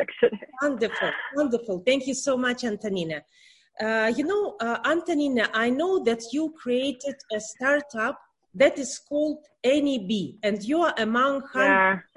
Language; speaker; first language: English; non-native, learner; Russian